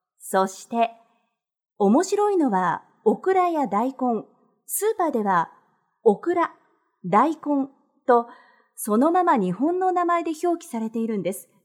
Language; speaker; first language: Japanese; native; Japanese